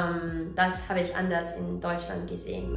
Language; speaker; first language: German; non-native, fluent; Italian